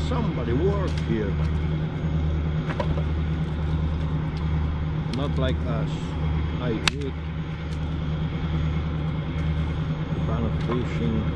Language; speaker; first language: English; non-native, learner; Romanian